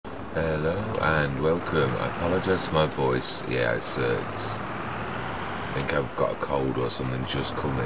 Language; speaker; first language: English; native; English